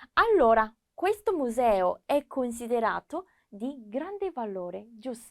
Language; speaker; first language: Italian; non-native, fluent; Korean